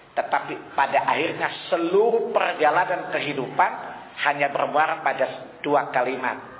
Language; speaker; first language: Indonesian; non-native, local second language; Sundanese